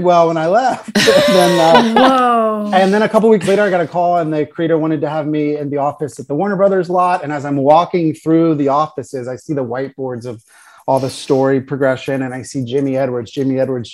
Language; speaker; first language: English; native; English